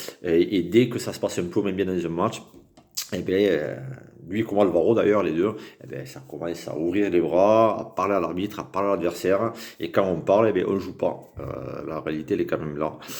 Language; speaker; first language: French; native; French